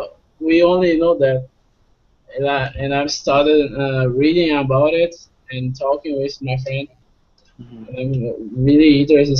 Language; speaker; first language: English; non-native, fluent; Portuguese